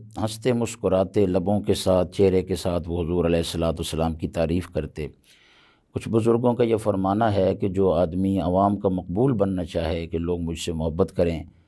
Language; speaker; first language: Urdu; non-native, local second language; Punjabi